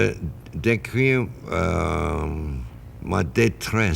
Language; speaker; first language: French; non-native, fluent; English